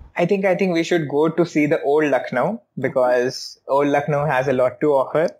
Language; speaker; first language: English; non-native, local second language; Hindi